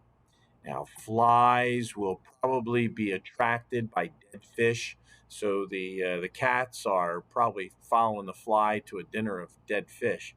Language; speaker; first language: English; native; English